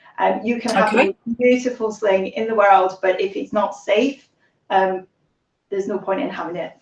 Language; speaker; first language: English; native; English